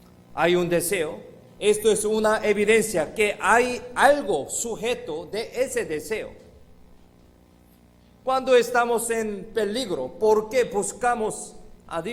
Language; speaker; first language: Spanish; non-native, fluent; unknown